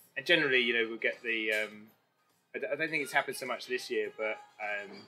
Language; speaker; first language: English; native; English